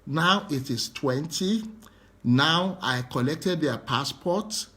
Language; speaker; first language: English; non-native, local second language; Yoruba